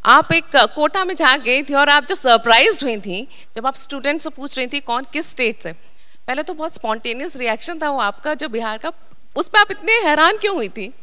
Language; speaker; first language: Hindi; native; Hindi